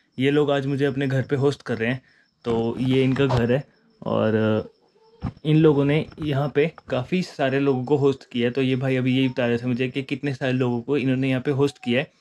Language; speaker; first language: Hindi; native; Hindi